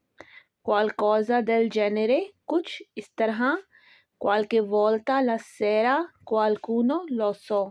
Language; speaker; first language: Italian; non-native, fluent; Urdu